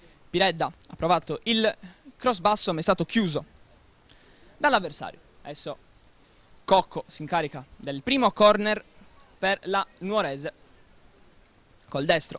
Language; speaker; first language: Italian; native; Italian